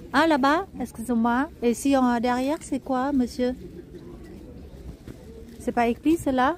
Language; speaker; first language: French; non-native, learner; Vietnamese